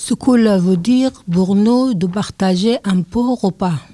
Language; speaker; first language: French; non-native, learner; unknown